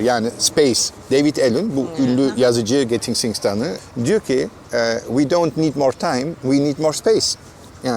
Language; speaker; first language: Turkish; non-native, fluent; German